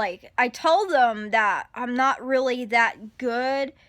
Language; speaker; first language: English; native; English